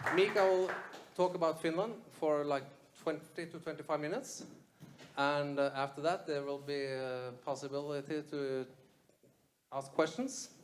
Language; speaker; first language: English; non-native, fluent; Norwegian